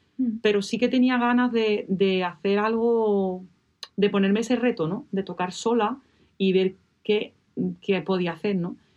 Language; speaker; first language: Spanish; native; Spanish